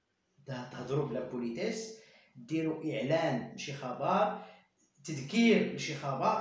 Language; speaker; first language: Arabic; native; Arabic